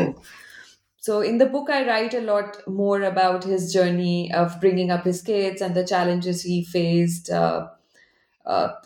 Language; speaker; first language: English; non-native, local second language; Hindi